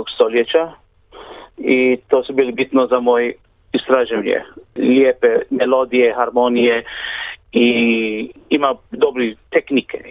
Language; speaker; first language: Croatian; early bilingual, heritage; Croatian